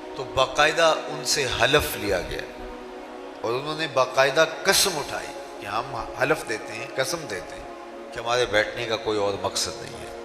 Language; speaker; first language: Urdu; non-native, local second language; Punjabi